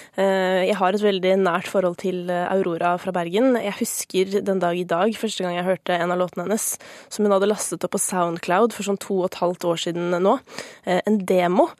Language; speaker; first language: Norwegian; native; Norwegian